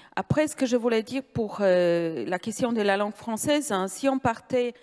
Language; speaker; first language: French; non-native, fluent; Polish